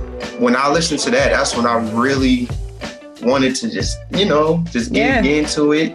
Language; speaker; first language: English; native; English